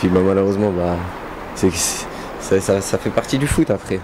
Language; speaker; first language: French; native; French